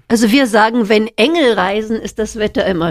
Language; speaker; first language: German; native; German